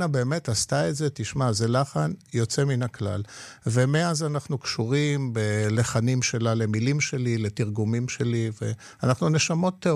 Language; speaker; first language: Hebrew; non-native, local second language; Polish